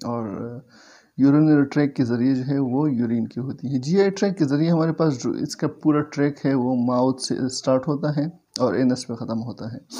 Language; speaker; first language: Hindi; native; Hindi